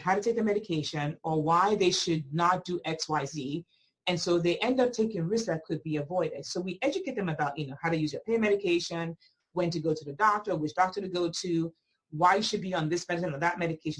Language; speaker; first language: English; non-native, local second language; Igbo